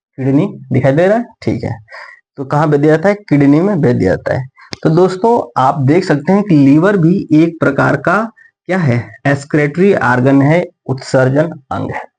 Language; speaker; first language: Hindi; native; Hindi